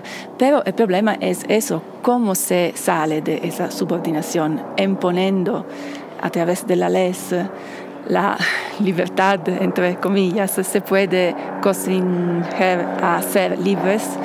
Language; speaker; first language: Spanish; non-native, fluent; Italian